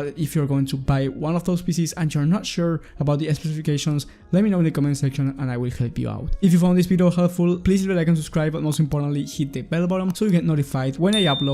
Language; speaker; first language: English; non-native, fluent; Spanish